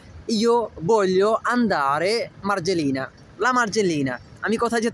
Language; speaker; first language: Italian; non-native, learner; Bangla